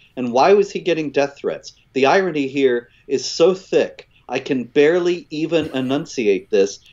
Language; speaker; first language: English; native; English